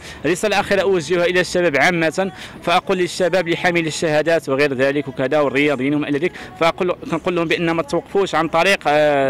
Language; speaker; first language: Arabic; native; Arabic